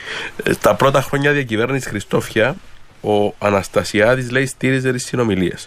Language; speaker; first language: Greek; native; Greek